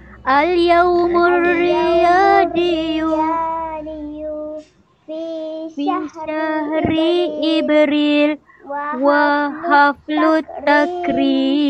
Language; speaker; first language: Arabic; non-native, fluent; Malay